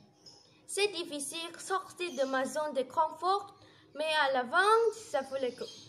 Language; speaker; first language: French; non-native, learner; Indonesian